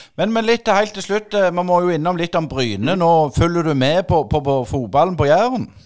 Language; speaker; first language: Norwegian; native; Norwegian